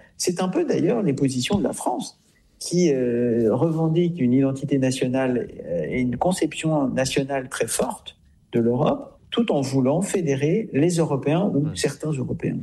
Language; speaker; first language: French; native; French